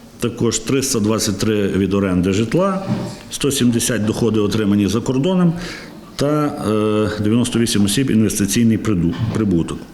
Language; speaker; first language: Ukrainian; native; Ukrainian